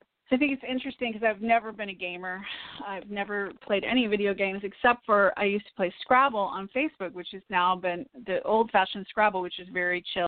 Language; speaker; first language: English; native; English